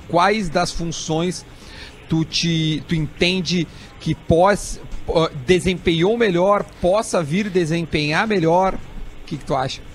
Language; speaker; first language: Portuguese; native; Portuguese